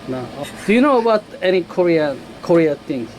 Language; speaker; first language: English; non-native, learner; Korean